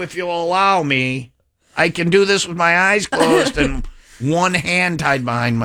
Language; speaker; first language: English; native; English